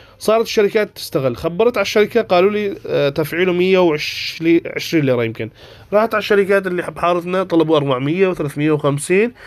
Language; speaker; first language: Arabic; native; Arabic